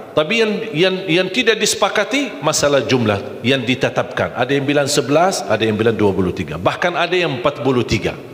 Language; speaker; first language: Malay; non-native, fluent; Arabic